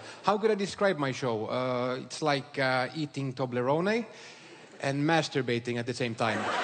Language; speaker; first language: English; non-native, fluent; Swedish